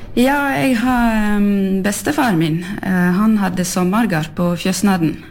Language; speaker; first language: Norwegian; early bilingual, heritage; Norwegian